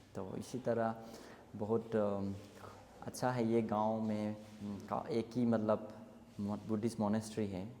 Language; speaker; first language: Hindi; non-native, local second language; Assamese